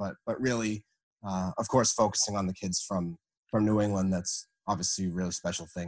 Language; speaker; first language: English; native; English